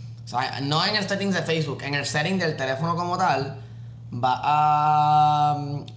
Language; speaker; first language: Spanish; native; Spanish